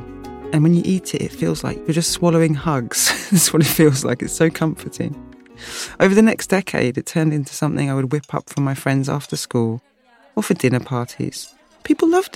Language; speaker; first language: English; native; English